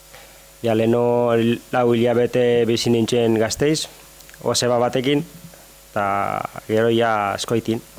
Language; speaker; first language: Basque; non-native, learner; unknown